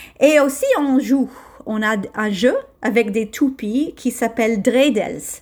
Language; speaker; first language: French; non-native, fluent; English